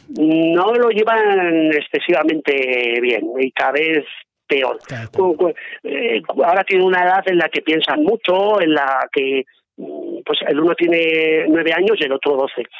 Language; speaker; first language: Spanish; native; Spanish